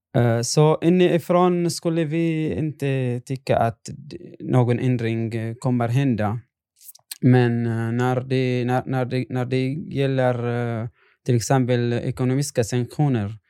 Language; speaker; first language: Swedish; non-native, fluent; Arabic